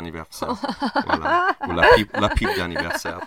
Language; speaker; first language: French; non-native, fluent; English